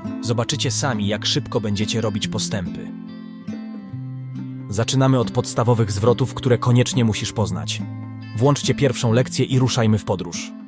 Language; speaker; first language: Polish; native; Polish